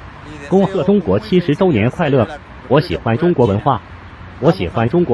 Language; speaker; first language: Chinese; non-native, learner; Spanish